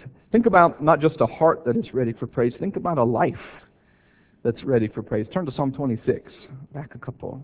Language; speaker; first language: English; native; English